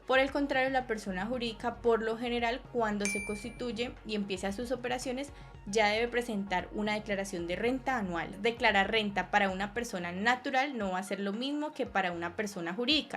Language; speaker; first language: Spanish; native; Spanish